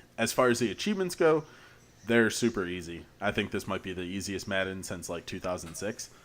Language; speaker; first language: English; native; English